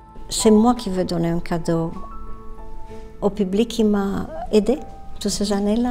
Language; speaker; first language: French; non-native, fluent; Romanian